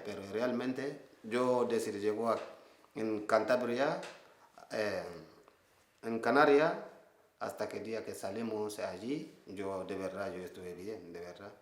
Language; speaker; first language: Spanish; non-native, learner; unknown